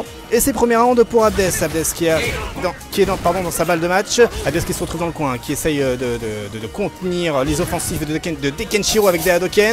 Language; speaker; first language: French; native; French